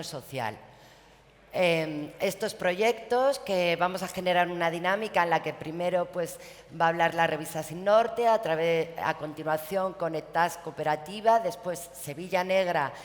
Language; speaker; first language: Spanish; native; Spanish